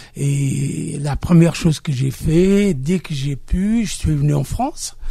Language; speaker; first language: French; non-native, local second language; Kabyle